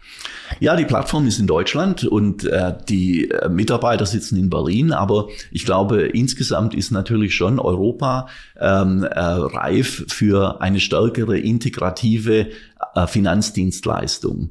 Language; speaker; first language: German; native; German